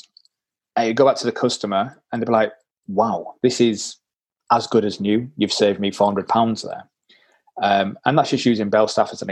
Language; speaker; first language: English; native; English